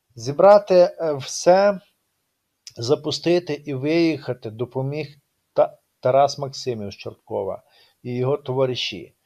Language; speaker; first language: Ukrainian; native; Ukrainian